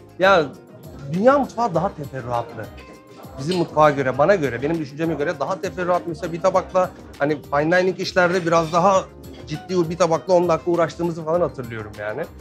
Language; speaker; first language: Turkish; native; Turkish